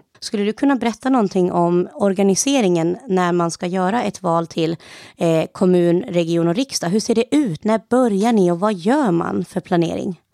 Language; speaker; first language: Swedish; native; Swedish